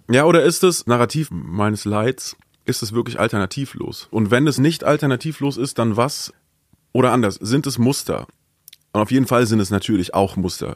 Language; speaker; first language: German; native; German